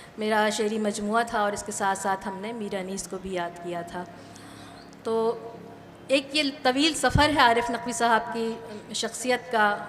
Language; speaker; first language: Urdu; native; Urdu